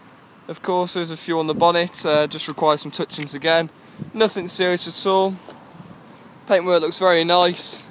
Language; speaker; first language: English; native; English